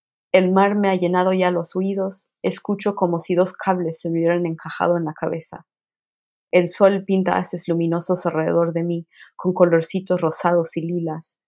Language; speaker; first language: Spanish; non-native, fluent; English